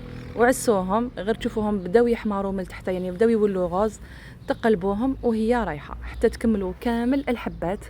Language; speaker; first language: Arabic; native; Arabic